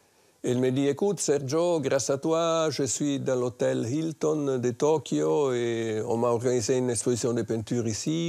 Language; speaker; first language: French; non-native, fluent; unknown